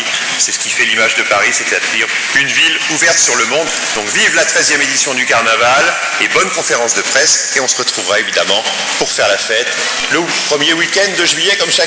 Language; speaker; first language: French; native; French